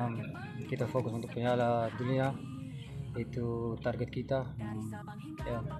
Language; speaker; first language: Indonesian; non-native, fluent; Dutch